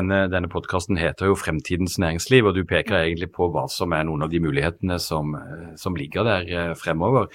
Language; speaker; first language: Norwegian; native; Norwegian